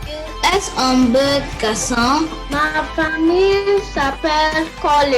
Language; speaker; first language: French; non-native, learner; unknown